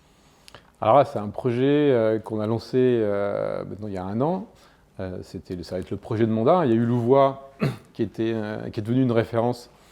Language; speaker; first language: French; native; French